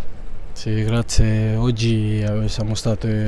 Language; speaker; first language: Italian; non-native, fluent; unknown